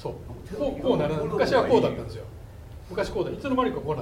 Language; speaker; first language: Japanese; native; Japanese